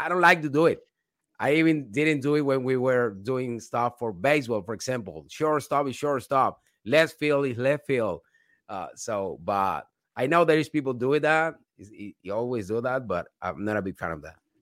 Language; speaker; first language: English; non-native, fluent; Spanish